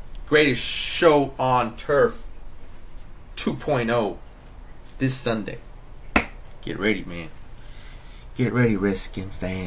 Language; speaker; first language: English; native; English